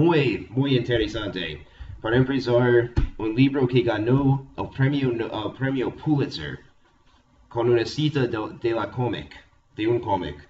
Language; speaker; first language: Spanish; non-native, fluent; English